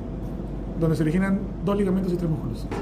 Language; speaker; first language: Spanish; native; Spanish